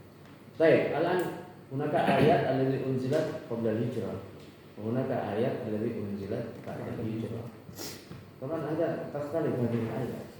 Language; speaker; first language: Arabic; non-native, fluent; Indonesian